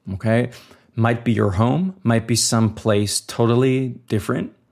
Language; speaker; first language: English; non-native, fluent; German